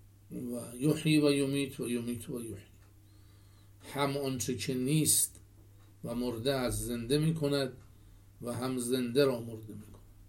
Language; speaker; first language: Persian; native; Persian